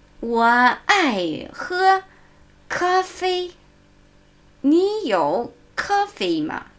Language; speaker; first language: Chinese; non-native, fluent; German